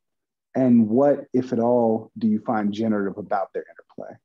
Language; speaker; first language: English; native; English